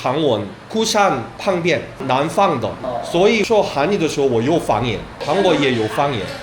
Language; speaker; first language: Chinese; non-native, learner; Korean